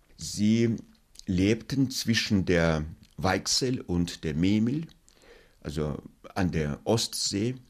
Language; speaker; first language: German; non-native, fluent; Russian